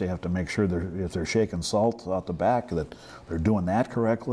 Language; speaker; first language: English; native; English